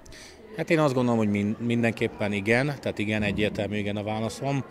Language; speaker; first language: Hungarian; native; Hungarian